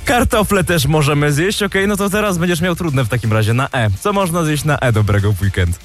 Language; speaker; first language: Polish; native; Polish